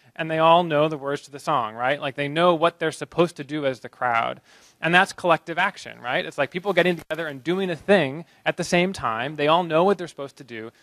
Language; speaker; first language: English; native; English